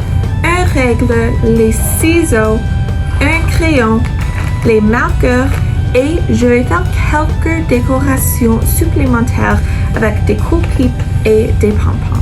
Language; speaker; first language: French; non-native, fluent; English